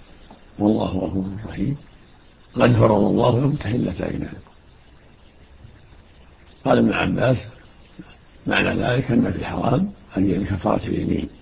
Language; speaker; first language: Arabic; native; Arabic